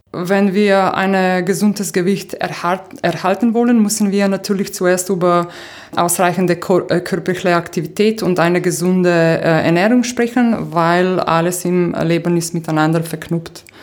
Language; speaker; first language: German; non-native, fluent; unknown